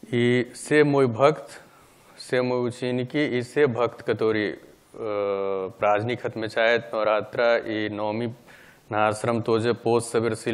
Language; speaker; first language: Russian; non-native, learner; Hindi